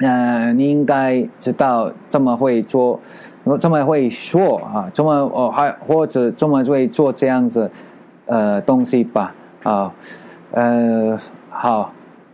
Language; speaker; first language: Chinese; non-native, learner; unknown